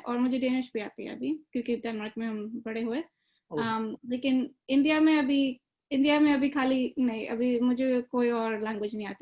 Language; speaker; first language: Hindi; early bilingual, other home language; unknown